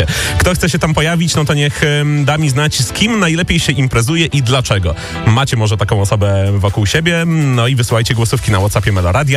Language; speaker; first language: Polish; native; Polish